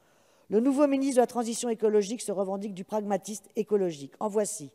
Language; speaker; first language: French; native; French